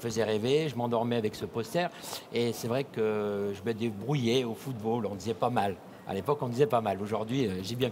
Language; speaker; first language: French; native; French